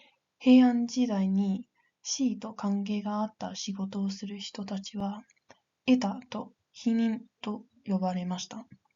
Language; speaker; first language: Japanese; non-native, learner; English